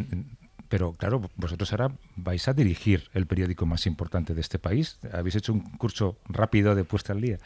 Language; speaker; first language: Spanish; native; Spanish